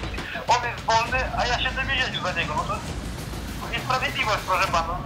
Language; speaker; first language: Polish; native; Polish